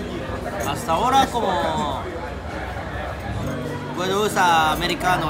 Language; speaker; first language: Spanish; non-native, learner; Japanese